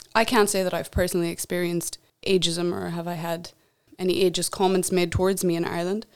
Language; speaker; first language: English; native; English